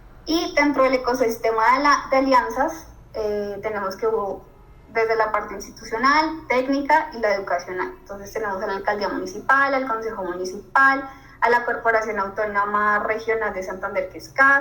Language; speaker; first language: Spanish; native; Spanish